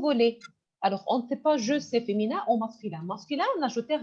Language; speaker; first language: French; non-native, fluent; Arabic